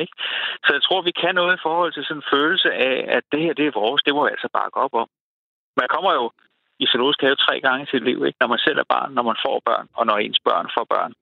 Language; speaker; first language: Danish; native; Danish